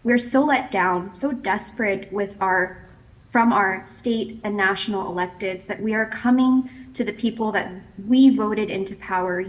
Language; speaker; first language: English; native; English